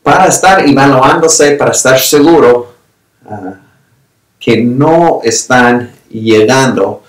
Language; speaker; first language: Spanish; non-native, fluent; English